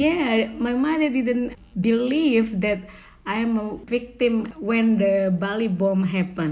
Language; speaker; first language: English; non-native, learner; Indonesian